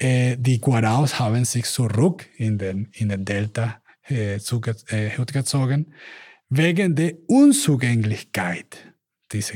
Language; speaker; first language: German; non-native, learner; Spanish